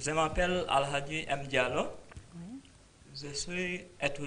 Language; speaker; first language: French; non-native, learner; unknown